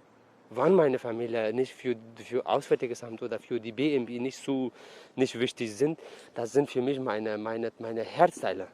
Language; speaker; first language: German; non-native, learner; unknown